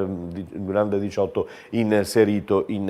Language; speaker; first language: Italian; native; Italian